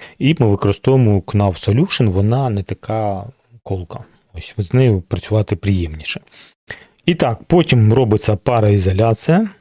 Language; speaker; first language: Ukrainian; non-native, local second language; Russian